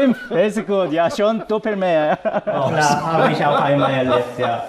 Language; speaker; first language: German; non-native, learner; Korean